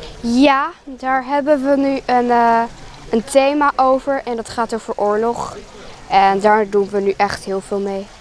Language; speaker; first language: Dutch; early bilingual, other home language; Polish